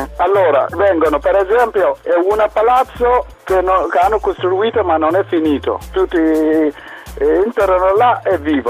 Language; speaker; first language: Italian; non-native, learner; Arabic